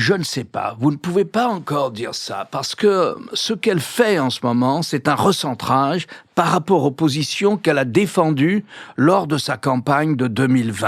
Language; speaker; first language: French; native; French